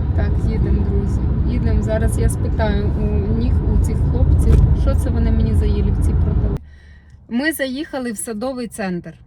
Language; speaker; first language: Ukrainian; non-native, local second language; Russian